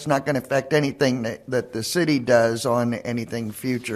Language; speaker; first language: English; native; English